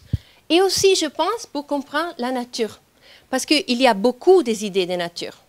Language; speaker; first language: French; non-native, fluent; Italian